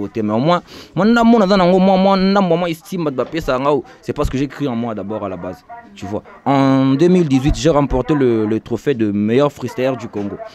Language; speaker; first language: French; non-native, local second language; Lingala